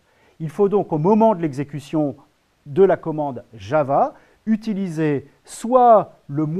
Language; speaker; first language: French; native; French